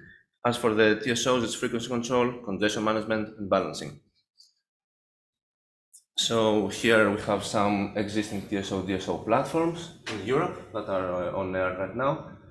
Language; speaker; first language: English; non-native, fluent; Greek